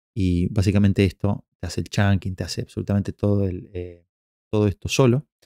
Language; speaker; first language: Spanish; native; Spanish